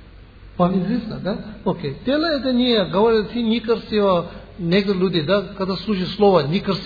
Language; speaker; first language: Russian; non-native, learner; Tibetan